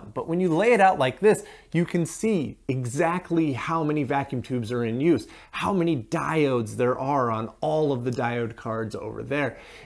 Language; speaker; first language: English; native; English